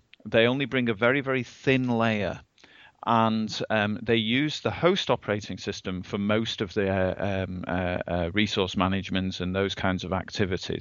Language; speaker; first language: English; native; English